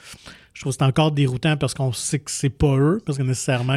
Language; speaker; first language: French; native; French